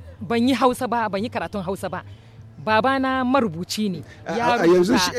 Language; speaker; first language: Hausa; native; Hausa